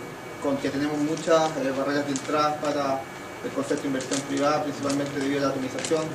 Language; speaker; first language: Spanish; native; Spanish